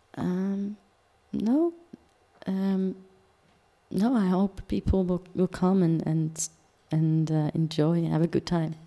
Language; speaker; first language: English; non-native, fluent; Dutch